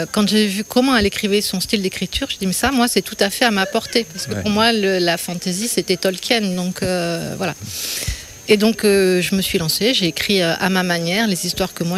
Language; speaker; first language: French; native; French